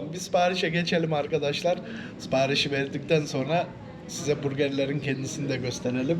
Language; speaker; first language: Turkish; early bilingual, heritage; Turkish